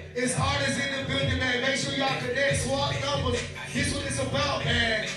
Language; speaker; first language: English; native; English